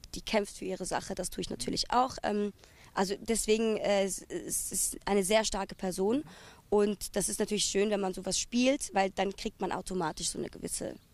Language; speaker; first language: German; native; German